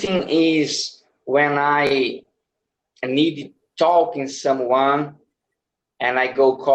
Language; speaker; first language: English; non-native, learner; Portuguese